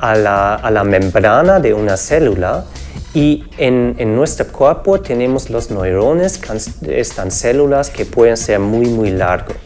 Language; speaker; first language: Spanish; non-native, fluent; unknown